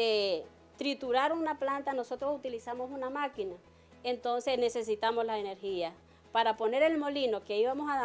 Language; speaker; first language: Spanish; native; Spanish